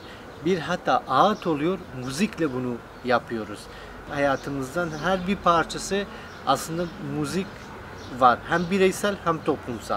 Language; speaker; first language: Turkish; non-native, fluent; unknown